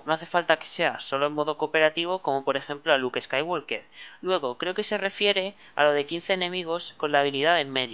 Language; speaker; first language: Spanish; native; Spanish